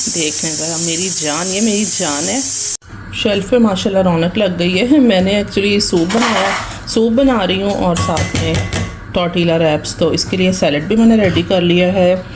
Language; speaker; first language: Urdu; non-native, local second language; Punjabi